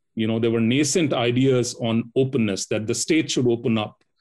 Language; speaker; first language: English; non-native, local second language; Hindi